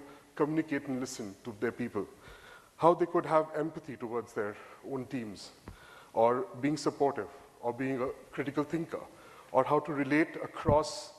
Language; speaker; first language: English; non-native, local second language; Bangla